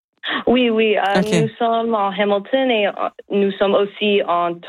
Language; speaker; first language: French; non-native, learner; English